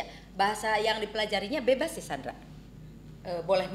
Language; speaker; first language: Indonesian; native; Indonesian